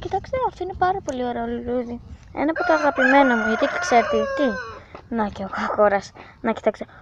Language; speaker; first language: Greek; early bilingual, other home language; Bulgarian